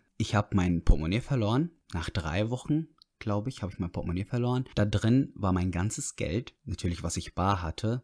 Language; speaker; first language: German; non-native, fluent; Arabic